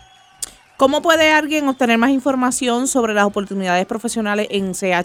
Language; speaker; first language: Spanish; native; Spanish